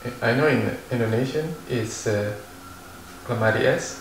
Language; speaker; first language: English; non-native, learner; Indonesian